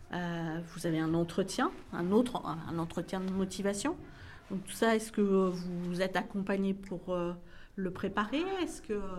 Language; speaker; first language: French; native; French